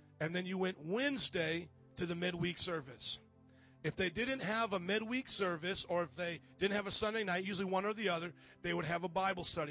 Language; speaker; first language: English; native; English